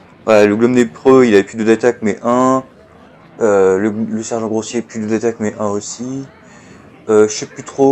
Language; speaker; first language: French; native; French